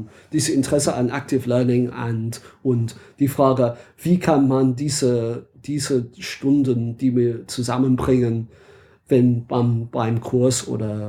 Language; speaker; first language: German; non-native, fluent; English